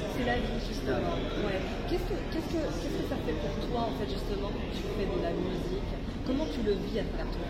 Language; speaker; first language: French; native; French